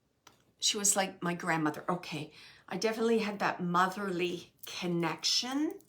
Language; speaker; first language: English; native; English